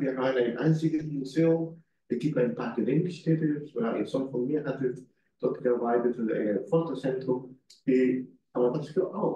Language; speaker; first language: German; non-native, learner; Spanish